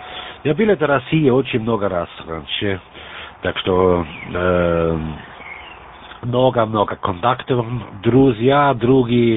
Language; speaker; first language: Russian; non-native, learner; German